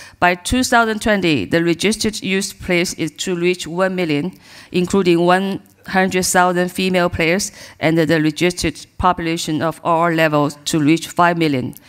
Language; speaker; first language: English; non-native, learner; Chinese